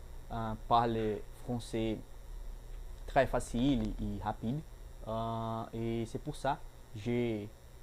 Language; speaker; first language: French; non-native, learner; Portuguese